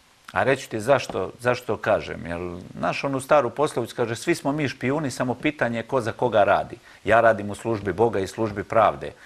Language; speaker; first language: Croatian; native; Croatian